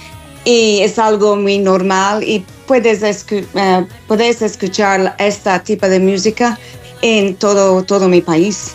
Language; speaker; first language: Spanish; non-native, learner; English